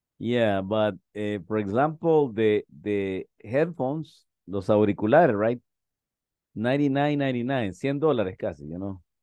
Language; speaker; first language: English; non-native, fluent; Spanish